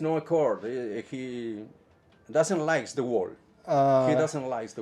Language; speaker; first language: English; non-native, fluent; Spanish